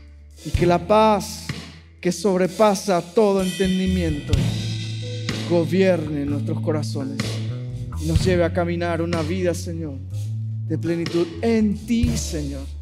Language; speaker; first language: Spanish; native; Spanish